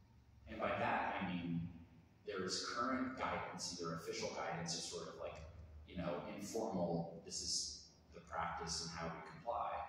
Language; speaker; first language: English; native; English